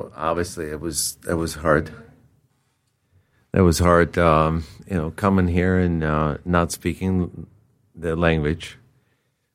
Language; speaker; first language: English; non-native, fluent; Czech